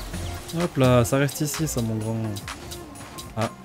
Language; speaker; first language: French; native; French